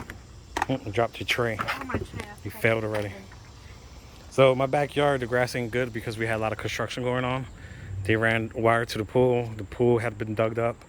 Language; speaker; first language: English; native; English